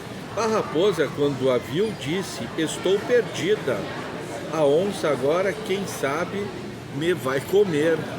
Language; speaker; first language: Portuguese; native; Portuguese